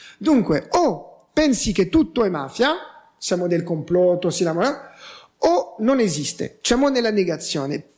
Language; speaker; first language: Italian; non-native, fluent; French